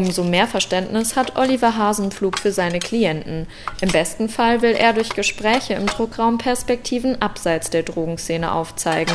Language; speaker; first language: German; native; German